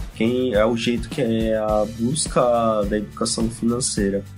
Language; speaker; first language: Portuguese; non-native, fluent; Japanese